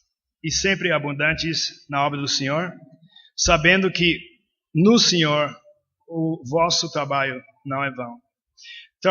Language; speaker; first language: Portuguese; non-native, fluent; English